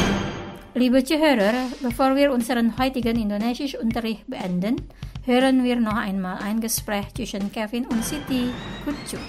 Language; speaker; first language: German; non-native, fluent; Indonesian